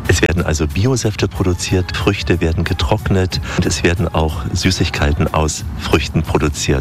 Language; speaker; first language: German; native; German